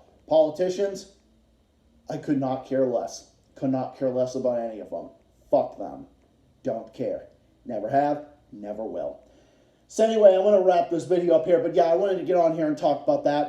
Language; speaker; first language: English; native; English